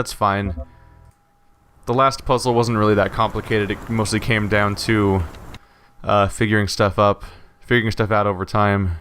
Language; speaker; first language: English; native; English